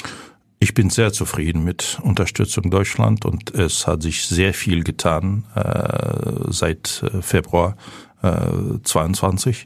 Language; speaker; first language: German; non-native, fluent; Ukrainian